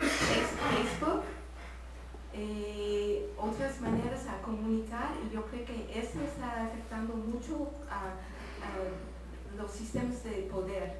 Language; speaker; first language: Spanish; non-native, learner; English